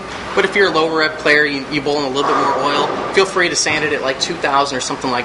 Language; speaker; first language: English; native; English